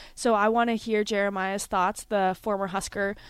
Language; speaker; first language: English; native; English